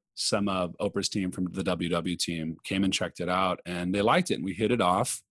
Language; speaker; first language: English; native; English